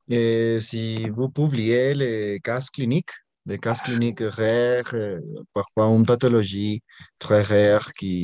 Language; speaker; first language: French; non-native, learner; Spanish